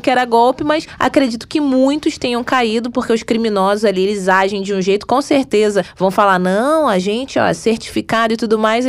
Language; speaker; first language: Portuguese; native; Portuguese